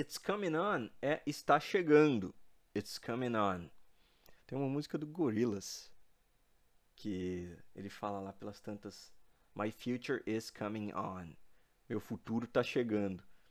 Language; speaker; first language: Portuguese; native; Portuguese